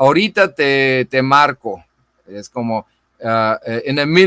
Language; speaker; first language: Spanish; non-native, fluent; German